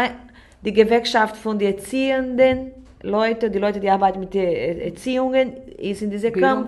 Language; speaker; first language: German; non-native, learner; Portuguese